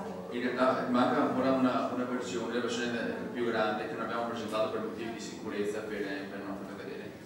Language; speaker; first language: Italian; native; Italian